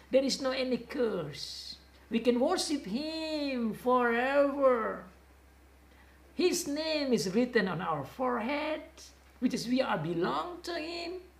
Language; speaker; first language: English; non-native, fluent; Indonesian